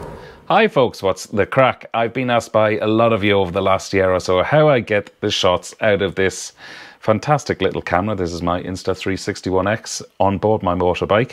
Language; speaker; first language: English; native; English